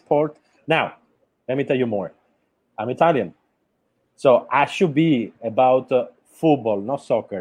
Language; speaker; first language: English; non-native, fluent; Italian